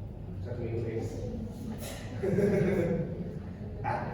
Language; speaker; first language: Indonesian; native; Indonesian